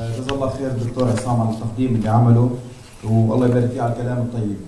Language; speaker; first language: Arabic; native; Arabic